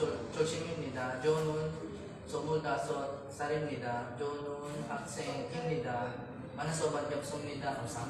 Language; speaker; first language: Korean; non-native, learner; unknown